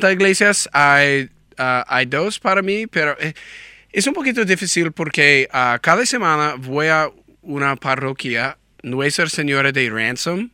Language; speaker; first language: Spanish; non-native, learner; English